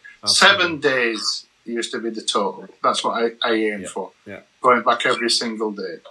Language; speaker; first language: English; native; English